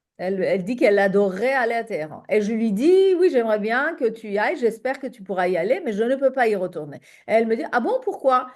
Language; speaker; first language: French; non-native, fluent; Persian